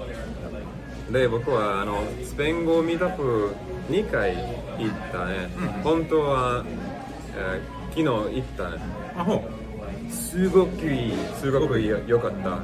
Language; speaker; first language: Japanese; non-native, learner; English